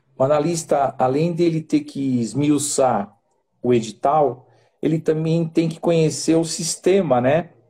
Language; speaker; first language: Portuguese; native; Portuguese